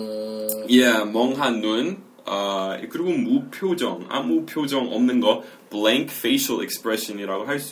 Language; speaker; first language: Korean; non-native, fluent; English